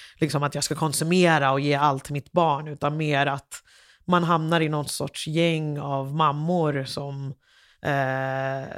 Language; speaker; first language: Swedish; non-native, fluent; English